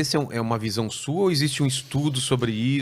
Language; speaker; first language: Portuguese; native; Portuguese